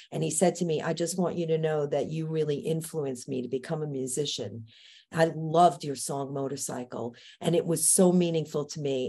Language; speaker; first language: English; native; English